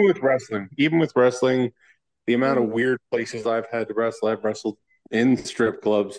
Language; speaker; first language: English; native; English